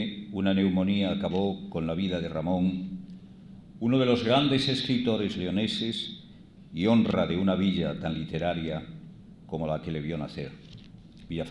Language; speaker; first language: Spanish; native; Spanish